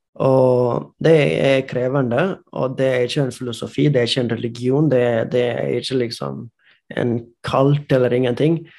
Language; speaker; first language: Norwegian; non-native, fluent; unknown